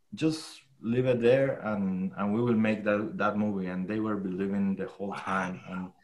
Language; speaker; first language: English; non-native, fluent; Spanish